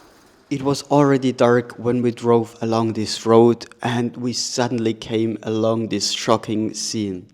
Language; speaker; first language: English; non-native, fluent; German